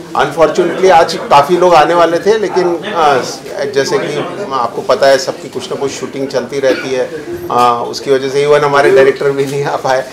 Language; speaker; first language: Hindi; non-native, local second language; Marathi